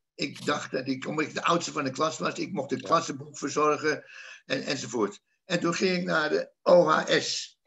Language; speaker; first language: Dutch; native; Dutch